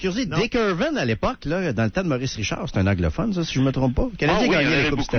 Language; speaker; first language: French; native; French